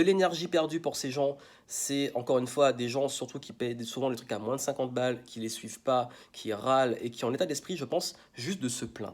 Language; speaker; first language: French; native; French